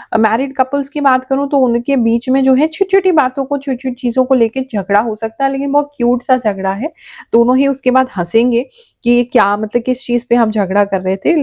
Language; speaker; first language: Hindi; native; Hindi